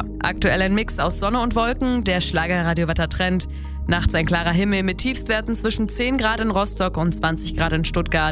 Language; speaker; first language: German; native; German